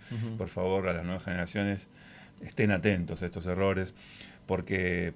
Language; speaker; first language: Spanish; native; Spanish